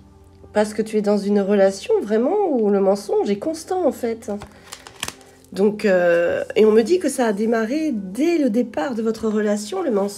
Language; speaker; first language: French; native; French